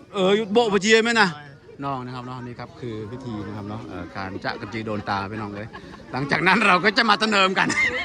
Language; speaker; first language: Thai; non-native, local second language; Northern Khmer